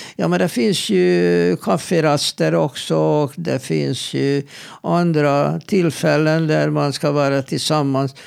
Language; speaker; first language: Swedish; non-native, fluent; Hebrew